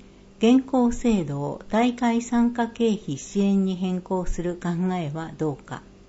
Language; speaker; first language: Japanese; native; Japanese